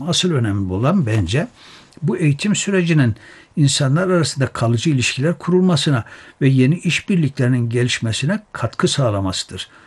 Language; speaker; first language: Turkish; native; Turkish